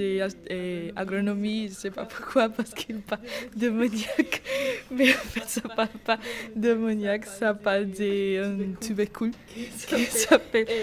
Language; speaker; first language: French; non-native, learner; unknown